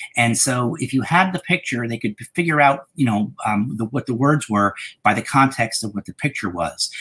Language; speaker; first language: English; native; English